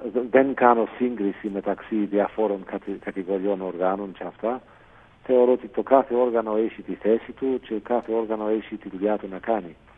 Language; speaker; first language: Greek; non-native, fluent; English